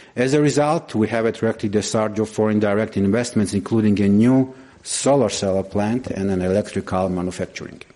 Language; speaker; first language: English; non-native, fluent; Georgian